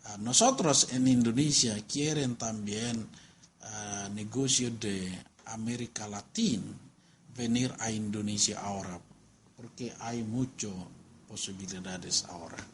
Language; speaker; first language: Spanish; non-native, learner; Indonesian